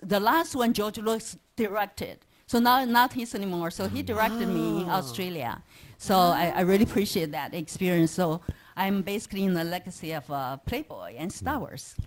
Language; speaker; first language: English; non-native, fluent; Chinese